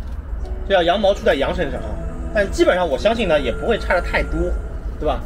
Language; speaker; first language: Chinese; native; Chinese